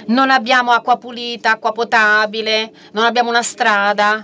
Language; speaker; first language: Italian; non-native, fluent; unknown